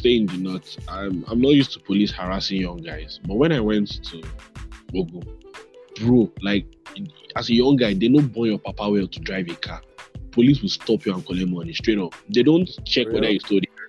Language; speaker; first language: English; non-native, local second language; Yoruba